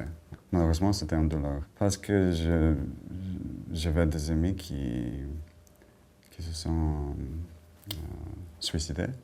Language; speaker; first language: French; non-native, fluent; Bulgarian